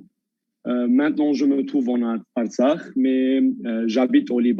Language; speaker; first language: French; non-native, local second language; Armenian